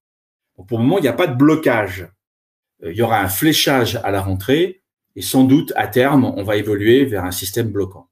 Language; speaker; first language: French; native; French